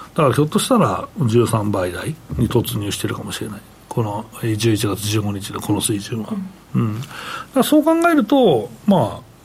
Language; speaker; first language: Japanese; native; Japanese